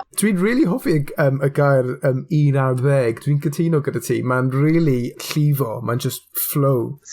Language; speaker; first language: Welsh; non-native, local second language; English